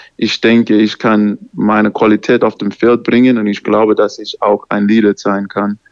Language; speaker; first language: German; non-native, learner; English